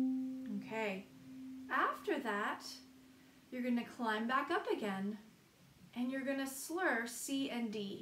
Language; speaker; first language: English; native; English